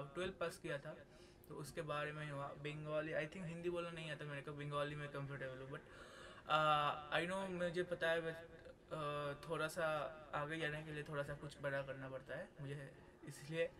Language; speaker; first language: Hindi; non-native, local second language; Bangla